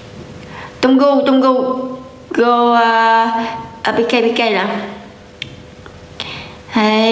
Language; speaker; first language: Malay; non-native, learner; Vietnamese